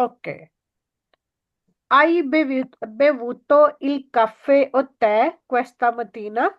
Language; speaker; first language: Italian; non-native, learner; Urdu